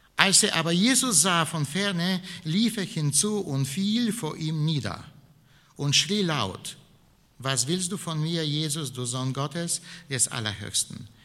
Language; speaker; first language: German; non-native, fluent; Bulgarian